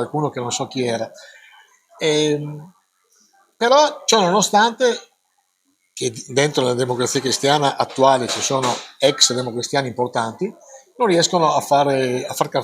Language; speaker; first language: Italian; native; Italian